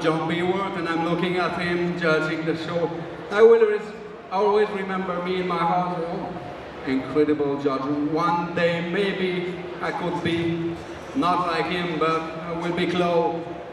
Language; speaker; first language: English; non-native, fluent; French